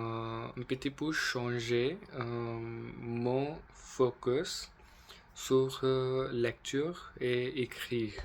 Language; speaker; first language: French; non-native, learner; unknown